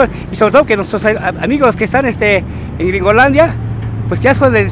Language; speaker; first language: Spanish; native; Spanish